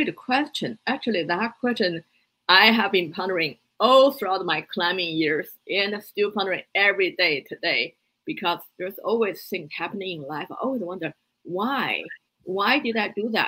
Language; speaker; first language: English; non-native, fluent; Chinese